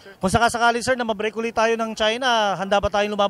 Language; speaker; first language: Filipino; native; Filipino